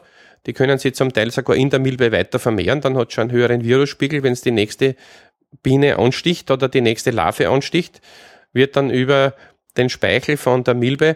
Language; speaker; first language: German; native; German